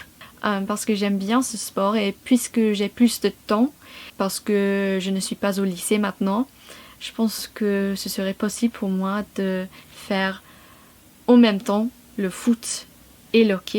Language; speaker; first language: French; non-native, fluent; English